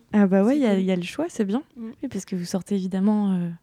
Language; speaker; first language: French; native; French